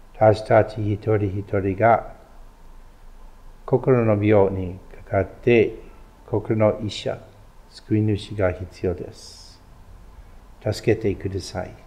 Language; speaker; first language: Japanese; non-native, fluent; English